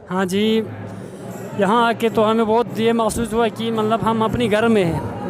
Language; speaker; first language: Hindi; non-native, local second language; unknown